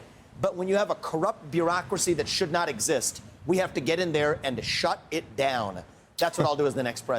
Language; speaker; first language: English; native; English